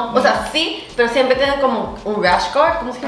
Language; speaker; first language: Spanish; early bilingual, heritage; Korean